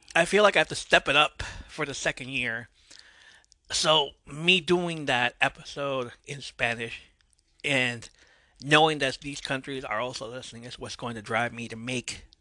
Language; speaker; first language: English; early bilingual, other home language; Spanish